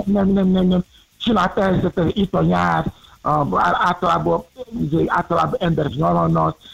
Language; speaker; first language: Hungarian; non-native, learner; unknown